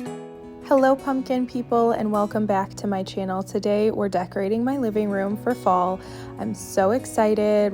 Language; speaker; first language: English; native; English